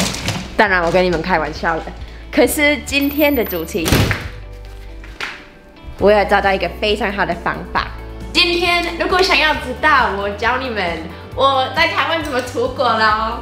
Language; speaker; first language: Chinese; non-native, fluent; English